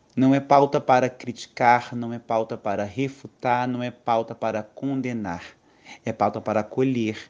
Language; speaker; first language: Portuguese; native; Portuguese